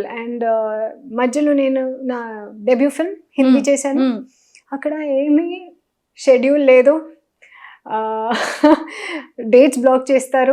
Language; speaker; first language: Telugu; non-native, learner; Hindi